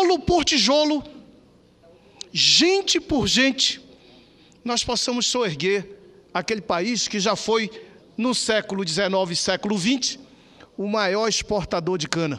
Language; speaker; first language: Portuguese; native; Portuguese